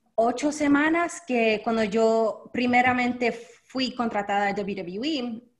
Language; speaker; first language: Spanish; early bilingual, heritage; Spanish